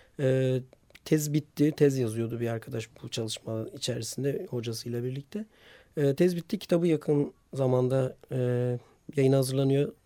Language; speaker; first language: Turkish; non-native, local second language; Armenian